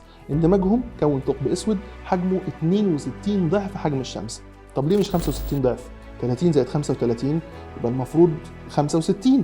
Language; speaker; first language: Arabic; native; Arabic